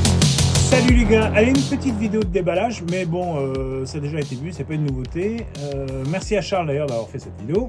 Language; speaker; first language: French; native; French